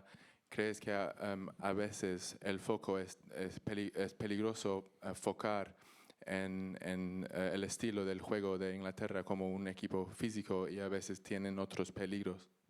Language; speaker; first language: Spanish; non-native, learner; English